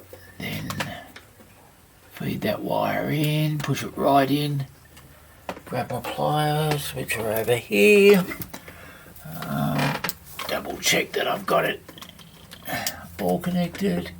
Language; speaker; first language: English; native; English